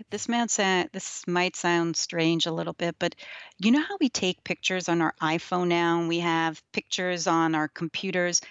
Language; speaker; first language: English; early bilingual, other home language; Yiddish